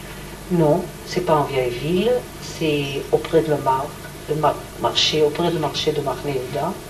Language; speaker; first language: French; non-native, learner; Hebrew